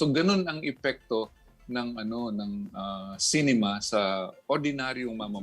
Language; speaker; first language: Filipino; native; Filipino